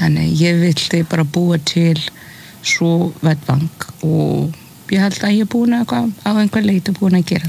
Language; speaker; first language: Icelandic; non-native, fluent; English